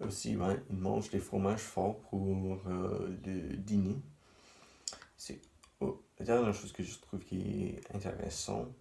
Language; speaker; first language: French; non-native, learner; English